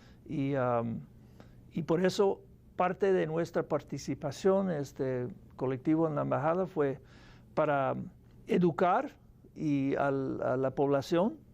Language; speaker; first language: Spanish; non-native, fluent; English